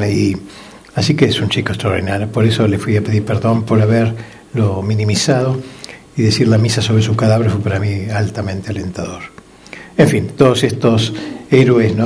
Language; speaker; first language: Spanish; native; Spanish